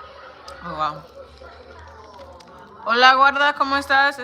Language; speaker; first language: Spanish; non-native, learner; English